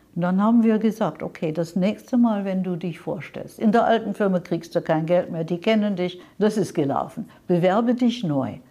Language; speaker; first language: German; non-native, fluent; English